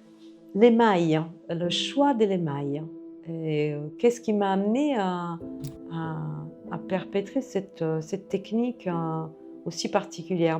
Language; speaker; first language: French; non-native, fluent; Italian